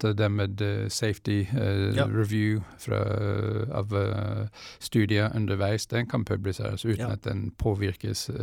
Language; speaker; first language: Norwegian; non-native, fluent; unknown